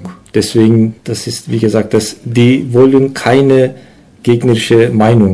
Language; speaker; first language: German; non-native, learner; Turkish